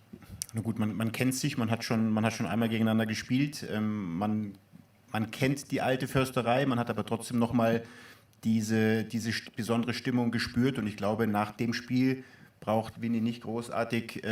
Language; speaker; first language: German; native; German